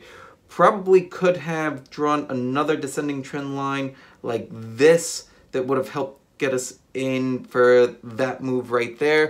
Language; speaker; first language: English; native; English